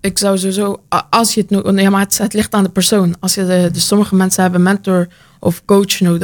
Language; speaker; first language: Dutch; early bilingual, other home language; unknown